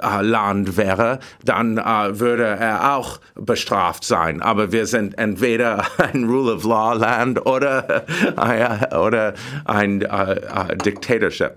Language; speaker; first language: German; non-native, learner; English